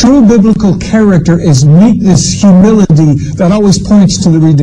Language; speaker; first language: English; native; English